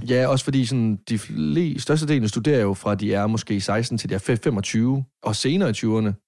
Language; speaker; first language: Danish; native; Danish